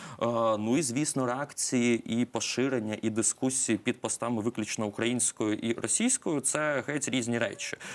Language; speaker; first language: Ukrainian; non-native, local second language; Russian